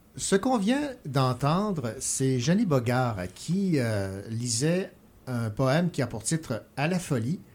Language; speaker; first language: French; native; French